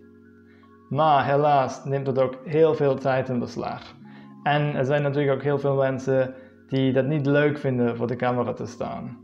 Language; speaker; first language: Dutch; non-native, fluent; English